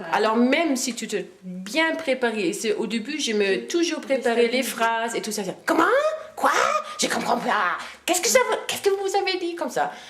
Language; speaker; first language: French; non-native, fluent; German